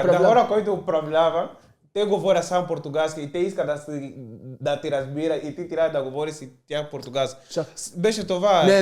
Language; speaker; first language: Bulgarian; non-native, learner; Portuguese